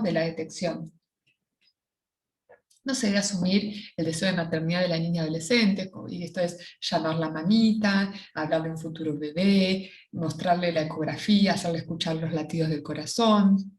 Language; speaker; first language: Spanish; native; Spanish